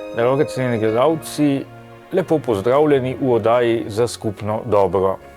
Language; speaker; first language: Slovenian; native; Slovenian